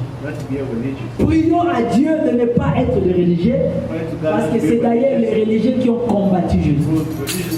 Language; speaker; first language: French; non-native, local second language; Lingala